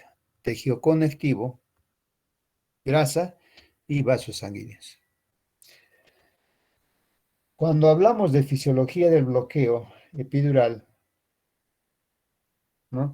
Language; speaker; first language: Spanish; native; Spanish